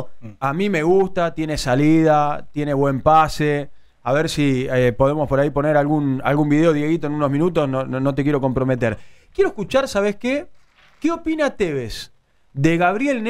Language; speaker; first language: Spanish; native; Spanish